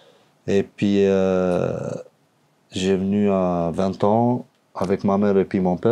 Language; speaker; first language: French; non-native, learner; Albanian